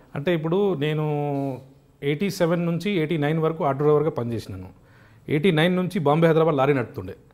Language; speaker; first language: Telugu; non-native, local second language; Urdu